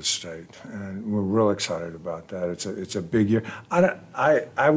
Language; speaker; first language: English; native; English